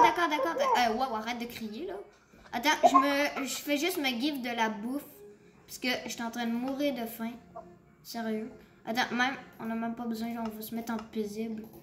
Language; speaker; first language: French; native; French